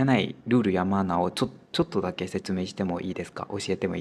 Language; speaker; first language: Japanese; non-native, fluent; Burmese